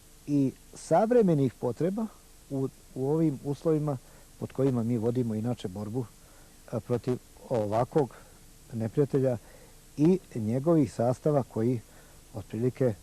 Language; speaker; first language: Bosnian; native; Bosnian